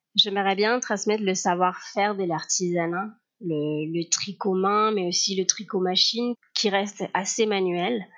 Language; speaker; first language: French; non-native, fluent; Spanish